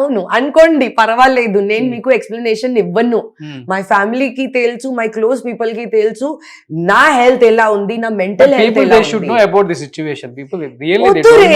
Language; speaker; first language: Telugu; non-native, local second language; Hindi